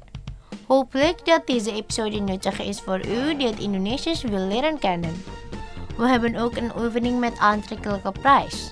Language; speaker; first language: Dutch; non-native, learner; Indonesian